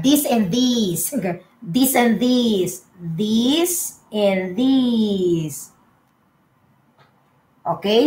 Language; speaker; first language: English; non-native, local second language; Filipino